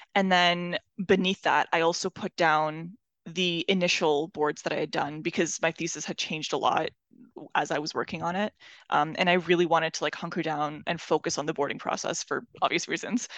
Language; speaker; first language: English; non-native, fluent; Persian